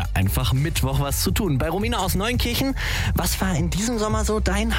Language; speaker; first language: German; native; German